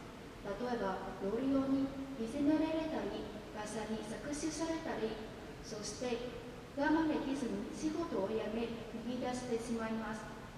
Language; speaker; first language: Japanese; non-native, fluent; Vietnamese